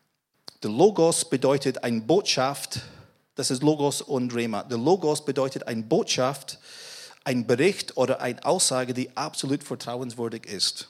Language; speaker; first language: German; non-native, fluent; English